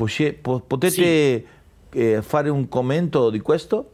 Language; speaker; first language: Italian; non-native, learner; Spanish